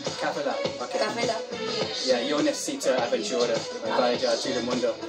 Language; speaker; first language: Spanish; non-native, learner; English